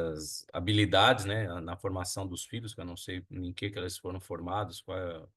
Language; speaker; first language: Portuguese; native; Portuguese